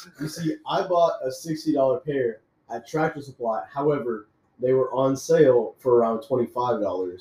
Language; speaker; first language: English; native; English